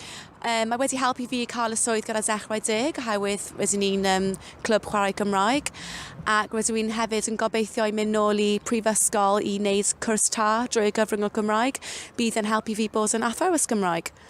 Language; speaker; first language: Welsh; non-native, local second language; English